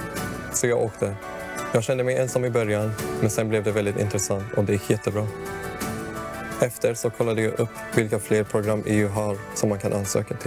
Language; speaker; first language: Swedish; early bilingual, other home language; Persian